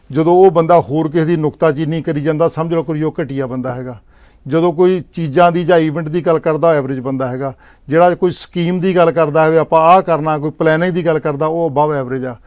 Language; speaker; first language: Punjabi; native; Punjabi